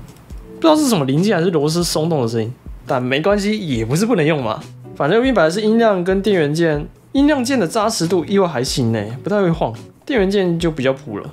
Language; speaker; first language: Chinese; native; Chinese